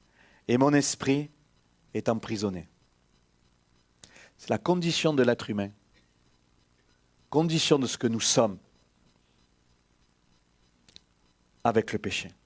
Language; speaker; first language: French; native; French